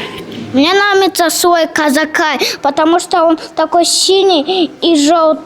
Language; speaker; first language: Russian; non-native, local second language; Kazakh